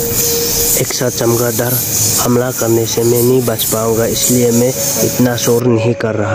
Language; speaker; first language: Hindi; non-native, local second language; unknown